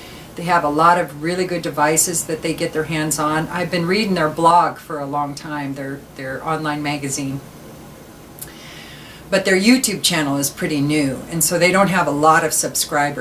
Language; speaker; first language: English; native; English